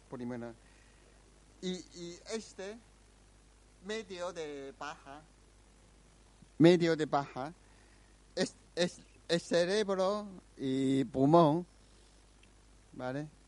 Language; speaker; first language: Spanish; non-native, learner; Chinese